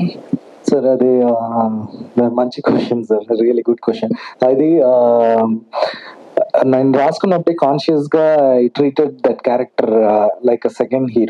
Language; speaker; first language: Telugu; non-native, fluent; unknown